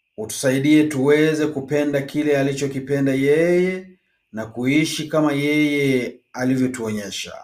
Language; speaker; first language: Swahili; non-native, local second language; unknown